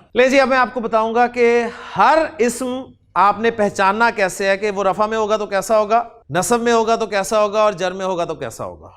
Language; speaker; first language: Urdu; non-native, local second language; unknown